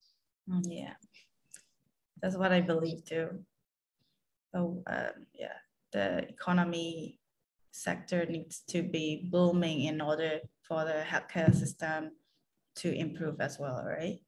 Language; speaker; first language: English; non-native, fluent; Khmer